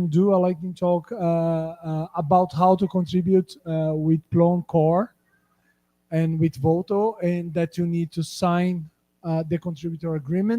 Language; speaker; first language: English; non-native, fluent; Portuguese